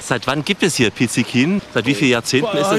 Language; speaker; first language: German; native; German